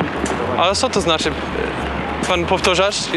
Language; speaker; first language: Polish; non-native, learner; English